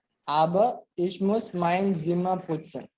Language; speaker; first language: German; non-native, learner; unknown